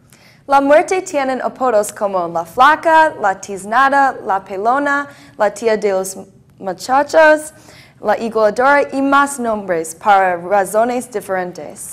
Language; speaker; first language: Spanish; non-native, learner; English